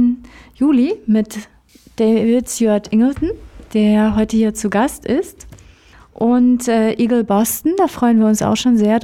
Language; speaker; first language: German; native; German